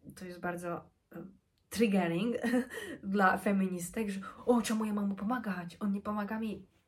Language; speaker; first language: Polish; early bilingual, heritage; Polish